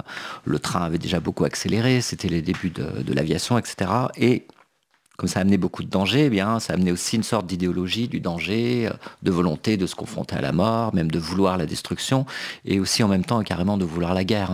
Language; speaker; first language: French; native; French